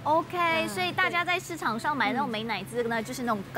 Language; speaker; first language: Chinese; native; Chinese